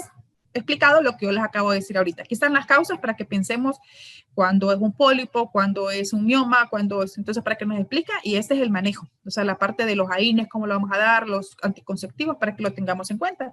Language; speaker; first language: Spanish; native; Spanish